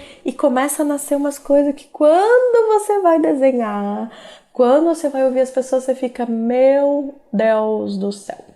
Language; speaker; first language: Portuguese; native; Portuguese